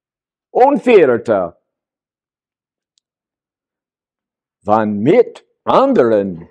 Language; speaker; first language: German; non-native, learner; English